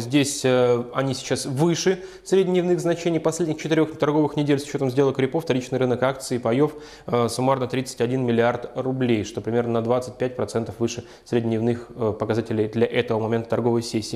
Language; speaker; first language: Russian; native; Russian